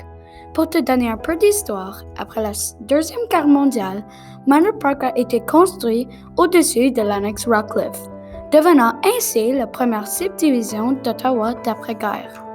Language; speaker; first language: French; non-native, local second language; English